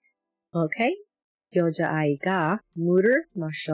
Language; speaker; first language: Korean; non-native, learner; English